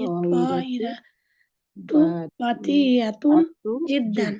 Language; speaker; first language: Arabic; non-native, learner; Bangla